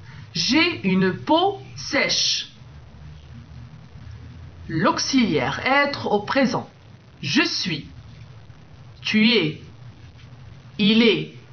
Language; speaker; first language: French; non-native, local second language; Arabic